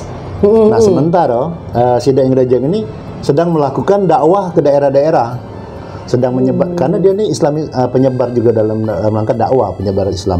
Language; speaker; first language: Indonesian; native; Indonesian